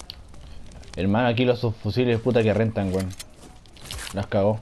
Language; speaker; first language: Spanish; native; Spanish